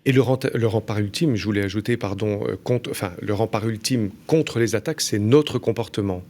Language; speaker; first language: French; native; French